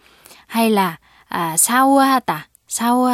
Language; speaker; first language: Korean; non-native, fluent; Vietnamese